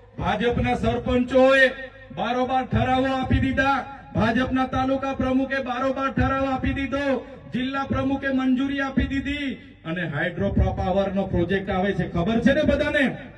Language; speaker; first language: Gujarati; non-native, local second language; Vasavi